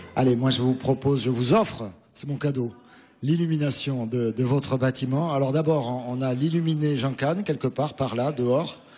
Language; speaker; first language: French; native; French